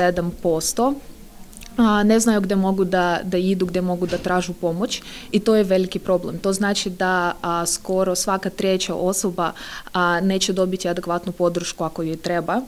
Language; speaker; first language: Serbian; non-native, fluent; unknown